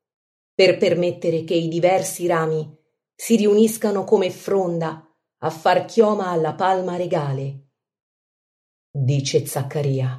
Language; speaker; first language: Italian; native; Italian